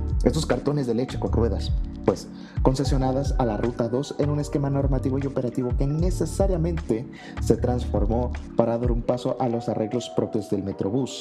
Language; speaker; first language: Spanish; native; Spanish